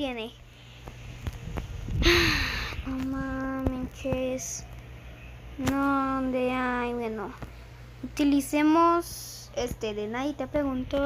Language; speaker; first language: Spanish; native; Spanish